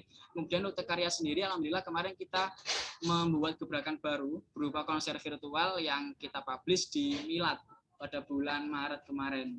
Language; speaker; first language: Indonesian; native; Indonesian